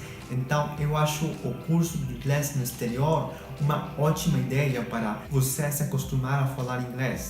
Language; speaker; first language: Portuguese; non-native, fluent; Spanish